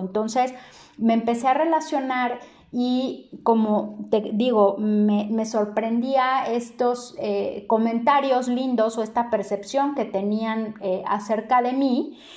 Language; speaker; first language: Spanish; native; Spanish